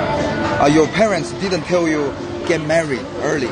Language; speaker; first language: English; non-native, learner; Korean